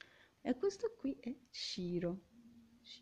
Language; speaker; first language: Italian; non-native, fluent; Arabic